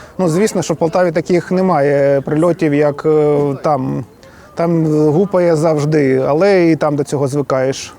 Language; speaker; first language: Ukrainian; non-native, local second language; Russian